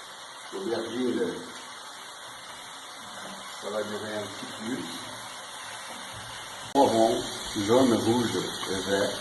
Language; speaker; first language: French; non-native, learner; Portuguese